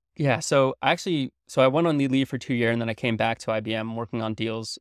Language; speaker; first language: English; early bilingual, other home language; French